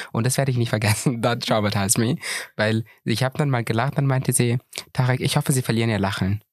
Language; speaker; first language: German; early bilingual, other home language; Persian